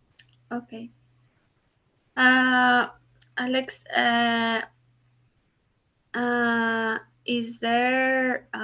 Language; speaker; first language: English; non-native, learner; Spanish